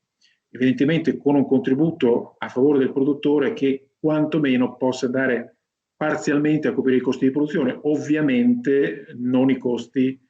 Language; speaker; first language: Italian; native; Italian